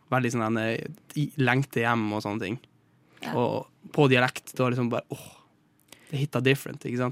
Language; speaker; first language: Norwegian; native; Norwegian